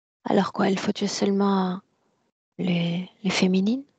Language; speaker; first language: French; native; French